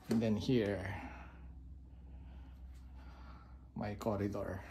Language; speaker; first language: English; non-native, local second language; Filipino